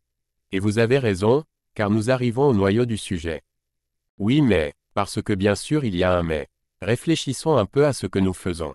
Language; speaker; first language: French; native; French